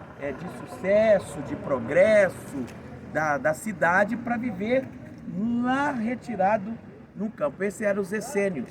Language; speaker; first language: Portuguese; native; Portuguese